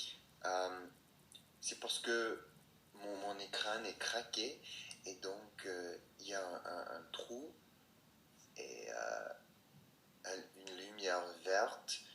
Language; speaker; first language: French; non-native, fluent; English